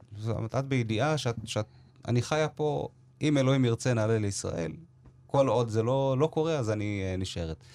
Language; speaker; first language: Hebrew; early bilingual, other home language; Amharic